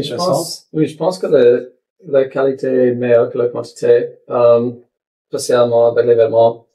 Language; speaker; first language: French; non-native, local second language; English